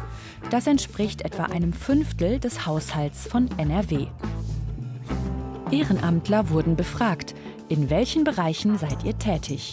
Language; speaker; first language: German; native; German